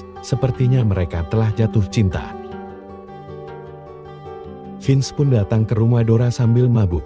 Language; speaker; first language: Indonesian; native; Indonesian